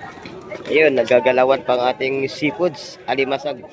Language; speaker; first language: Filipino; native; Filipino